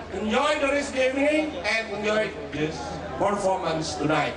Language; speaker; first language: English; non-native, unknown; Indonesian